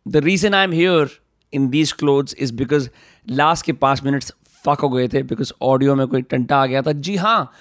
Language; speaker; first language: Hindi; native; Hindi